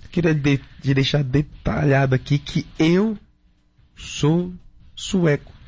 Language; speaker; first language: Portuguese; native; Portuguese